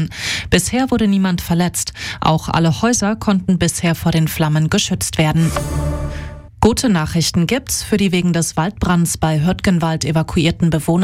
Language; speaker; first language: German; native; German